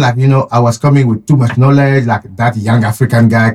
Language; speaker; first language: English; non-native, fluent; French